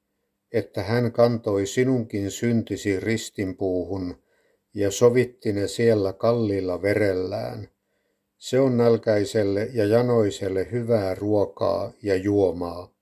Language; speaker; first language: Finnish; native; Finnish